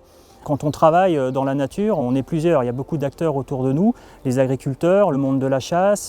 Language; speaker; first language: French; native; French